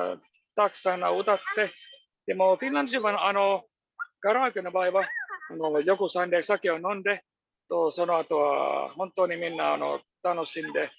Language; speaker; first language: Japanese; non-native, fluent; Finnish